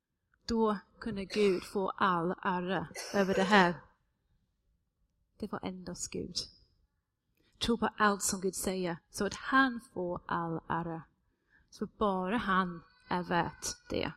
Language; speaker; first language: Swedish; non-native, fluent; English